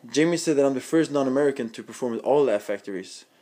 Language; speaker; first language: English; non-native, fluent; Swedish